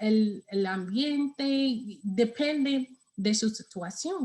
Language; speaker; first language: Spanish; non-native, learner; English